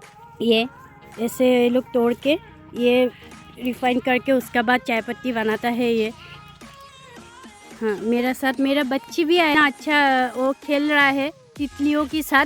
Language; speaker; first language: Hindi; non-native, local second language; Assamese